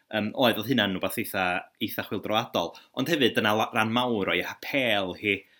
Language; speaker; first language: Welsh; native; Welsh